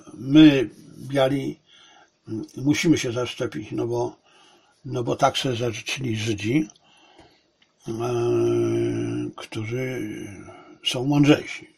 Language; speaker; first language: Polish; native; Polish